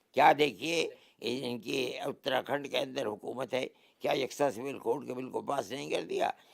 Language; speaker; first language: Urdu; native; Urdu